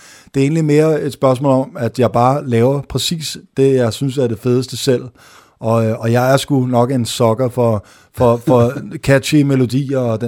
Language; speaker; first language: Danish; native; Danish